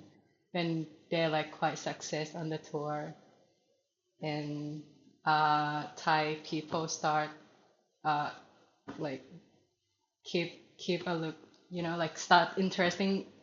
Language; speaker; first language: English; non-native, learner; Thai